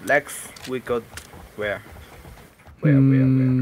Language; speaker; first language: English; non-native, learner; Chinese